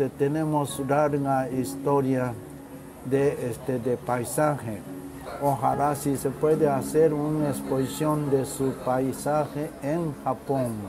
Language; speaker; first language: Spanish; non-native, learner; Japanese